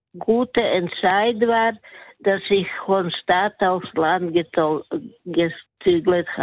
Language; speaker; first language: German; non-native, learner; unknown